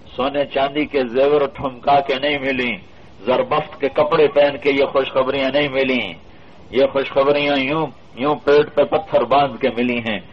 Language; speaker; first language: Urdu; non-native, local second language; Punjabi